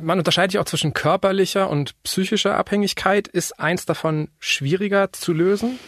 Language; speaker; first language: German; native; German